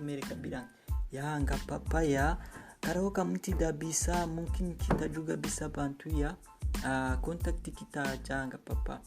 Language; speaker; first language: Indonesian; non-native, fluent; Kinyarwanda